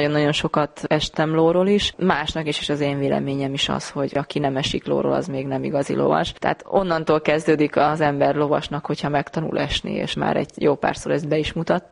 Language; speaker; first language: Hungarian; native; Hungarian